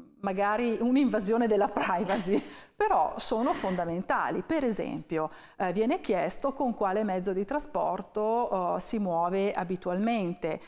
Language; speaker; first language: Italian; native; Italian